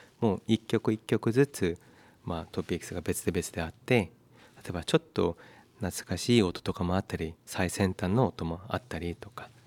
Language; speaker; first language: Japanese; non-native, fluent; Korean